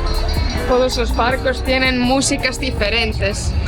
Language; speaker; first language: Spanish; non-native, fluent; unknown